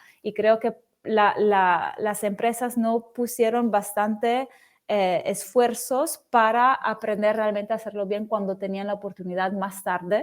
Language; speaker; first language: Spanish; non-native, fluent; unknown